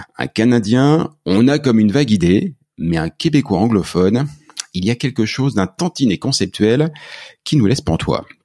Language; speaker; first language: French; native; French